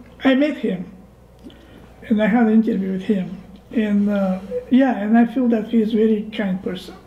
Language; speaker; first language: English; non-native, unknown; Bulgarian